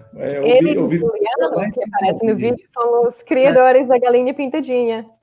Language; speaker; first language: Portuguese; non-native, fluent; English